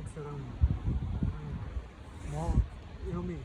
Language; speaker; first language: Korean; non-native, fluent; Bangla